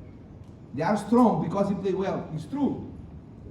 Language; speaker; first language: English; non-native, learner; Portuguese